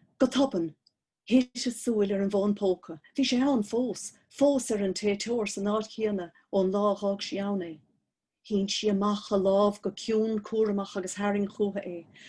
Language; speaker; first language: Irish; native; Irish